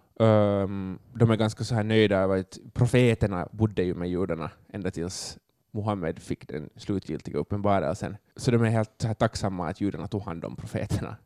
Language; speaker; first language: Swedish; native; Swedish